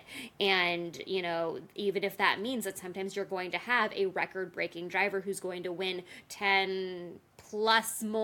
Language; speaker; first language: English; native; English